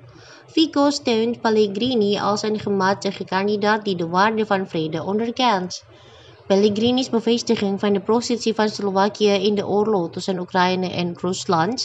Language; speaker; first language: Dutch; non-native, fluent; Indonesian